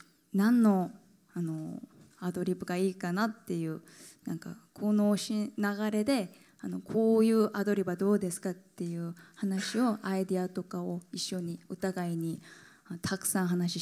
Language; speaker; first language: Japanese; non-native, fluent; Korean